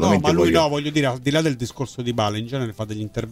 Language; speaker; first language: Italian; native; Italian